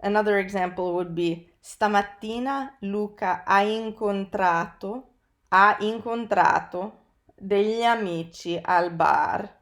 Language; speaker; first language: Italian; non-native, fluent; English